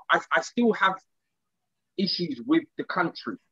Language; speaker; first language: English; native; English